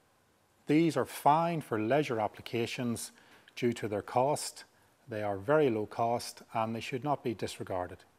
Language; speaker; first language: English; native; English